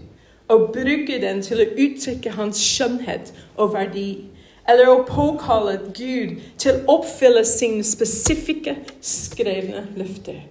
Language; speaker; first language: Norwegian; non-native, fluent; English